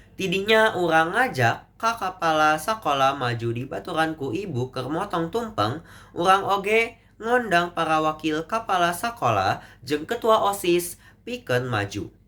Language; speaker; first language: Sundanese; non-native, local second language; Indonesian